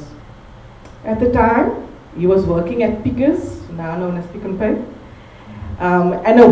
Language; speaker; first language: English; native; English